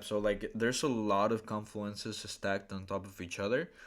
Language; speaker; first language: English; early bilingual, other home language; Spanish